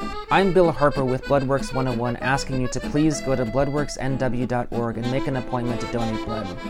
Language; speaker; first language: English; native; English